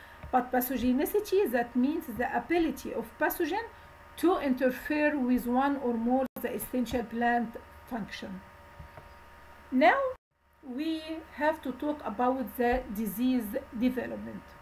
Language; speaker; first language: English; non-native, fluent; Arabic